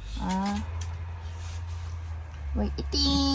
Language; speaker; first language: Korean; non-native, learner; Filipino